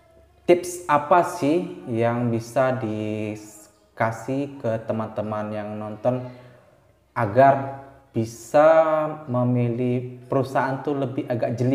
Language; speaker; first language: Indonesian; native; Indonesian